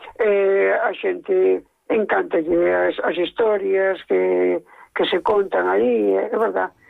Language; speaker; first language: Galician; native; Galician